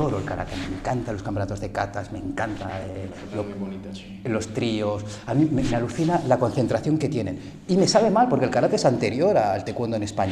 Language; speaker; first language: Spanish; early bilingual, other home language; Korean